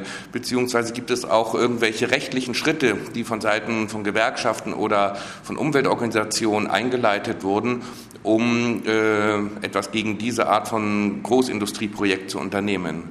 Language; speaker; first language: German; native; German